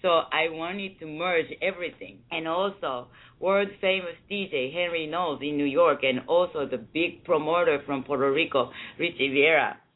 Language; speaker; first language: English; non-native, fluent; Japanese